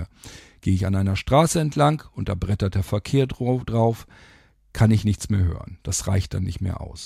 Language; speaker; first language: German; native; German